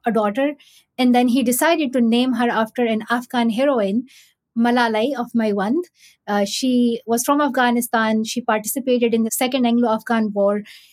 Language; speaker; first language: English; non-native, local second language; Pashto